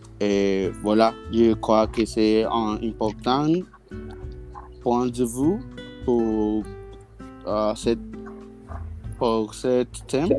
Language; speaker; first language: French; non-native, learner; Spanish